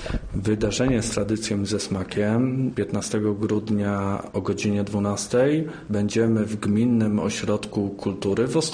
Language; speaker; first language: Polish; native; Polish